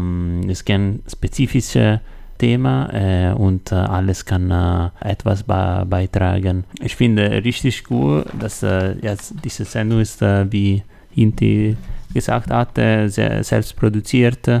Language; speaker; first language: German; non-native, learner; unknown